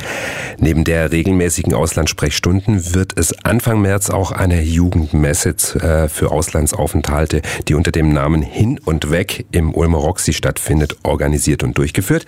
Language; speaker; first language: German; native; German